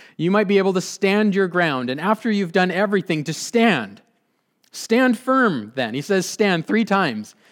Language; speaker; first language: English; native; English